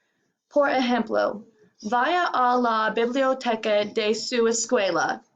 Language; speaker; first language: Spanish; non-native, learner; English